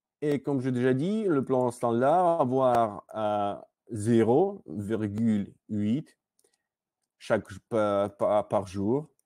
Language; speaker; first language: French; non-native, learner; Russian